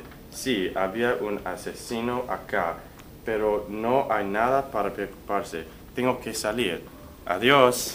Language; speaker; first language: Spanish; non-native, learner; English